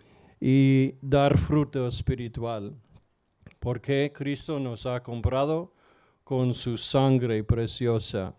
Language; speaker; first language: Spanish; non-native, fluent; English